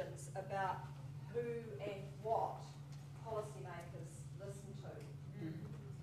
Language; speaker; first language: English; native; English